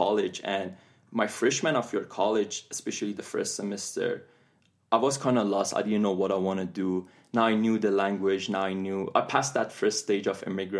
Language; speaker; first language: English; non-native, fluent; Persian